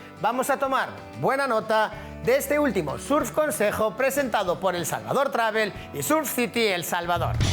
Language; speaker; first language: Spanish; native; Spanish